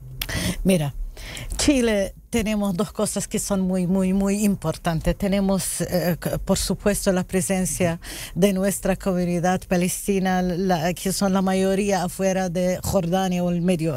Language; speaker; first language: Spanish; non-native, learner; Arabic